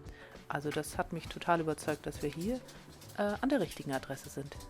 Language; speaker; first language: German; native; German